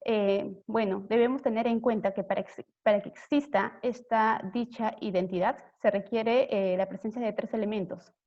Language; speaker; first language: Spanish; native; Spanish